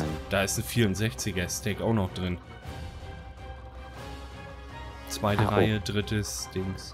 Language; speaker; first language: German; native; German